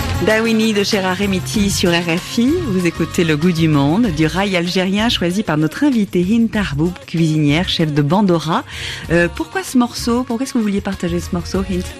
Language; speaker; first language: French; native; French